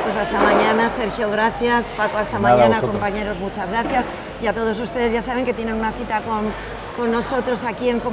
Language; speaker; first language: Spanish; native; Spanish